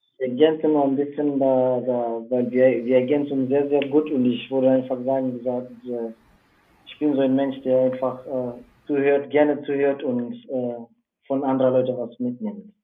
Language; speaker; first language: German; non-native, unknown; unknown